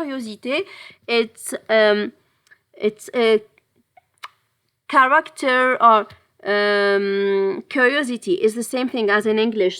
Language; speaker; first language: English; non-native, fluent; French